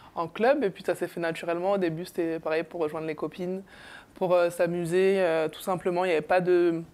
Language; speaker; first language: French; native; French